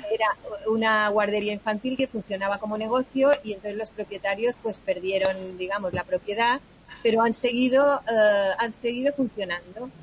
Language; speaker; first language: Spanish; native; Spanish